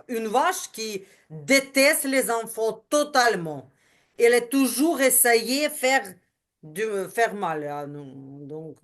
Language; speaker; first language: French; non-native, learner; Ukrainian